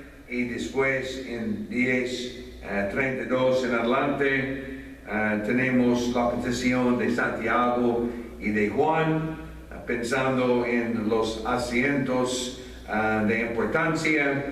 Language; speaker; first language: Spanish; non-native, fluent; English